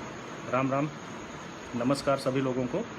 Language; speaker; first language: Hindi; native; Hindi